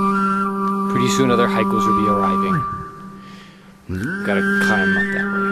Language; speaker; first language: English; native; English